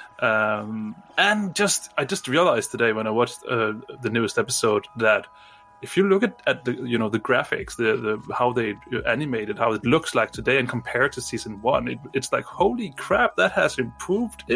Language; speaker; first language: English; non-native, fluent; Danish